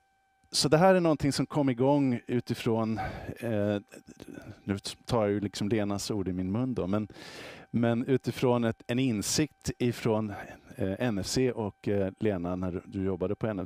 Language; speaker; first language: Swedish; native; Swedish